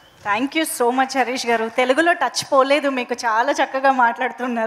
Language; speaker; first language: Telugu; native; Telugu